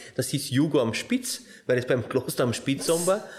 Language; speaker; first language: German; non-native, fluent; Slovenian